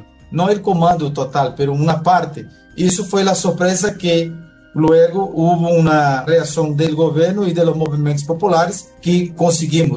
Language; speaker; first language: Spanish; non-native, local second language; Portuguese